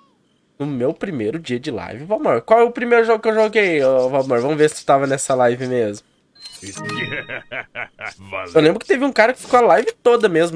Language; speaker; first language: Portuguese; native; Portuguese